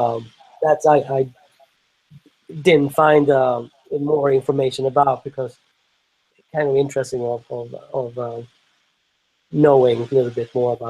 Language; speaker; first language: English; non-native, fluent; Swedish